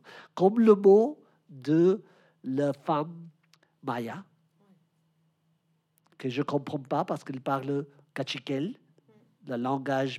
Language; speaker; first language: French; non-native, learner; Spanish